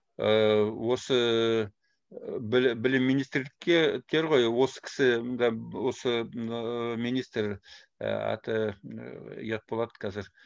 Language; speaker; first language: Kazakh; non-native, fluent; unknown